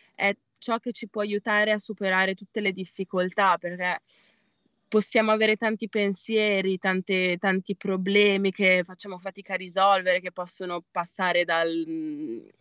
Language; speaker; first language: Italian; native; Italian